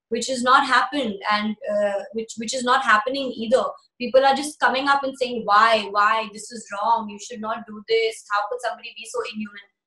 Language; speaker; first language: English; early bilingual, other home language; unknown